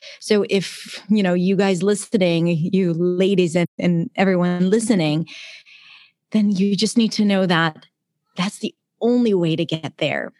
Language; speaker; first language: English; non-native, fluent; Hebrew